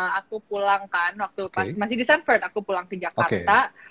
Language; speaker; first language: Indonesian; native; Indonesian